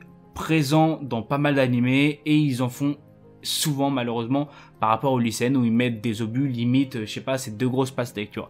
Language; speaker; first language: French; native; French